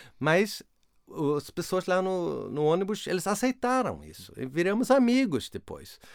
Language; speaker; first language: Portuguese; non-native, fluent; Swedish